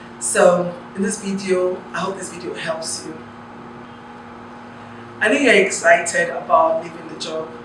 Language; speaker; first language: English; non-native, local second language; Yoruba